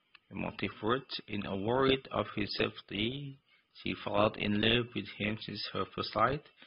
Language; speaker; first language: English; non-native, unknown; Indonesian